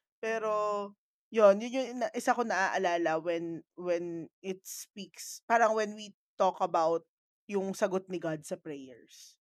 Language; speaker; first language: Filipino; native; Filipino